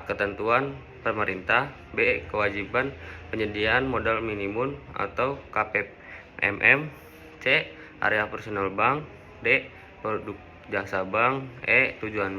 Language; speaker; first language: Indonesian; native; Indonesian